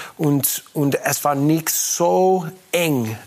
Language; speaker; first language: German; non-native, learner; English